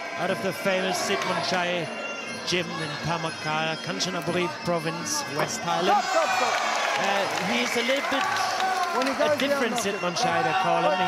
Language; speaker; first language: English; non-native, fluent; German